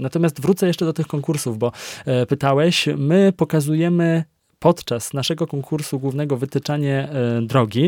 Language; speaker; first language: Polish; native; Polish